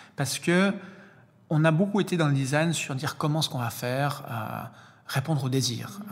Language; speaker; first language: French; native; French